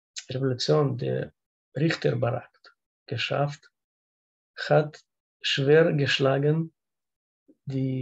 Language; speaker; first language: German; non-native, learner; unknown